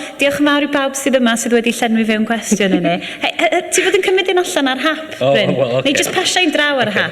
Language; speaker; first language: Welsh; native; Welsh